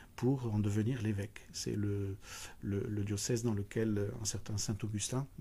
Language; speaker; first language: French; native; French